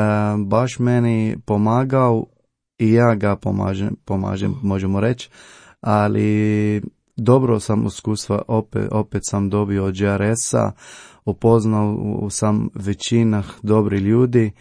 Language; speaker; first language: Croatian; non-native, learner; Arabic